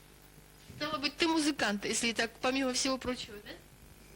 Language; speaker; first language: Russian; native; Russian